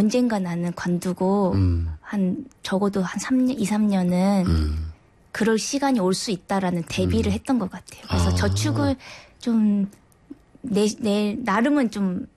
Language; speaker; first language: Korean; native; Korean